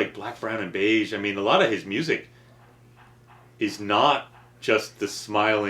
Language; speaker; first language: English; native; English